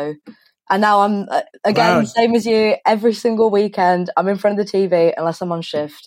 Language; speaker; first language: English; native; English